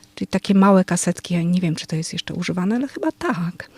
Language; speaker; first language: Polish; native; Polish